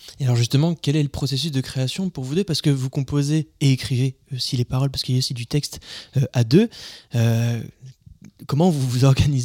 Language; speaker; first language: French; native; French